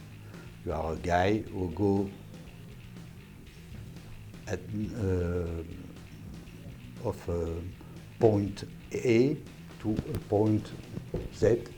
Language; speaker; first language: English; non-native, learner; French